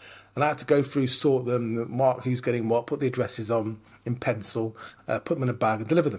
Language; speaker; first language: English; native; English